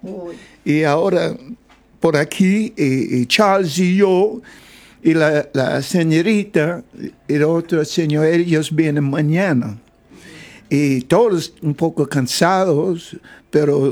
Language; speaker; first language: Spanish; non-native, learner; English